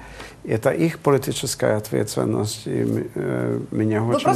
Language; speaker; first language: Russian; non-native, fluent; Hungarian